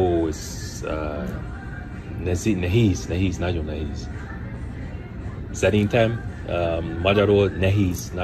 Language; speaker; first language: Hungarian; non-native, learner; English